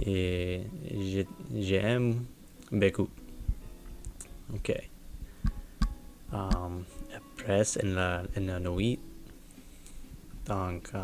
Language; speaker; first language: French; non-native, learner; English